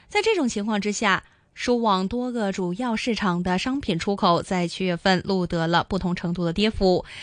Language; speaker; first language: Chinese; non-native, local second language; Cantonese